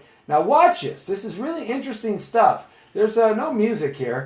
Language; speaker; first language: English; native; English